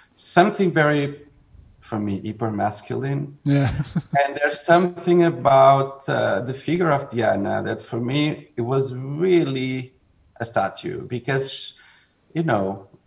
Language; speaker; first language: English; non-native, fluent; Portuguese